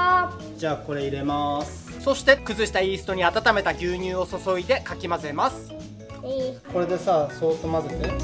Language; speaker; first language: Japanese; native; Japanese